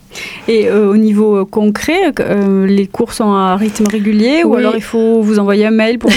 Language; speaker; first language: French; native; French